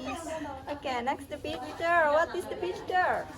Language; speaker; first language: English; non-native, learner; Indonesian